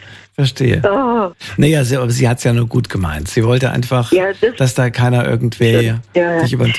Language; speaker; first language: German; native; German